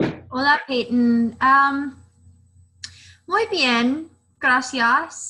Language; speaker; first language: Spanish; non-native, learner; English